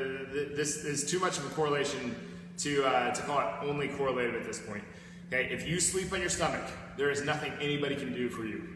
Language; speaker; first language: English; native; English